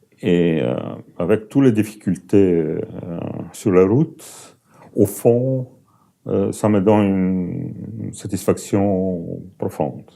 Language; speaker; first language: French; non-native, fluent; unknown